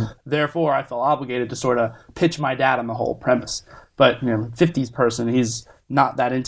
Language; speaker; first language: English; native; English